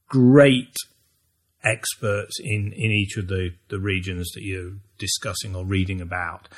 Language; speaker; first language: English; native; English